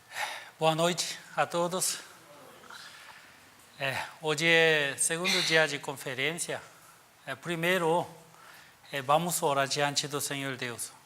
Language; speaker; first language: Portuguese; non-native, learner; Korean